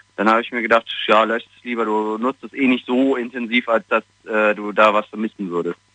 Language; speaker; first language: German; non-native, fluent; Italian